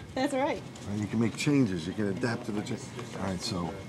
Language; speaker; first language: English; native; English